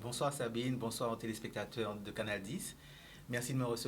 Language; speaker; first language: French; native; French